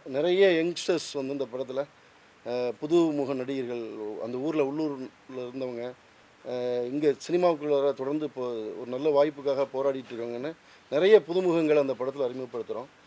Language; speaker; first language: Tamil; native; Tamil